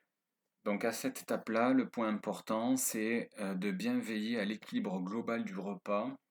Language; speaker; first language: French; native; French